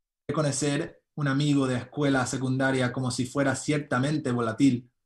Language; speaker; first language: Spanish; early bilingual, heritage; Spanish